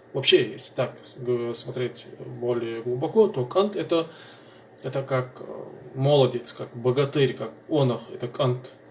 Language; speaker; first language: Russian; non-native, local second language; Chechen